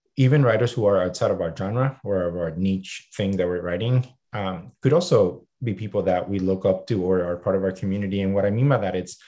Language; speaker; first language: English; non-native, fluent; Spanish